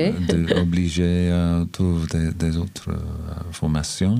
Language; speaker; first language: French; non-native, learner; English